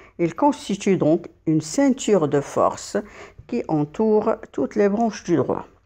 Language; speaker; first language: French; non-native, local second language; Arabic